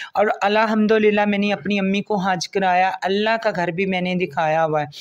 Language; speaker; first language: Urdu; non-native, local second language; Punjabi